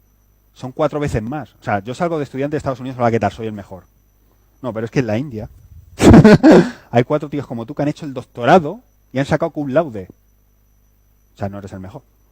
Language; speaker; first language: Spanish; native; Spanish